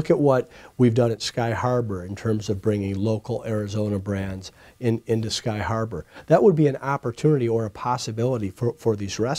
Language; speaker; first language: English; native; English